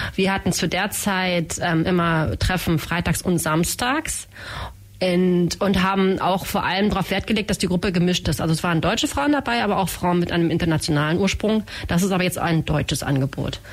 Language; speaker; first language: German; native; German